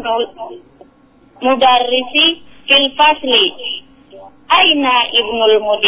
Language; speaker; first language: Arabic; non-native, learner; Indonesian